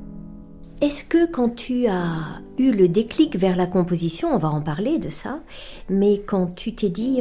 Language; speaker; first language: French; native; French